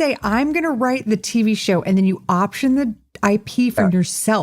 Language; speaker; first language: English; native; English